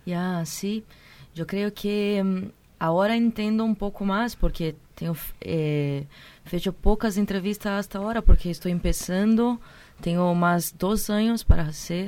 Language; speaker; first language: Spanish; non-native, learner; Portuguese